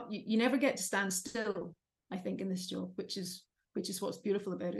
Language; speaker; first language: English; native; English